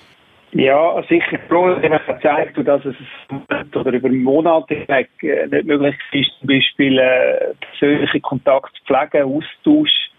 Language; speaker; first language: German; native; German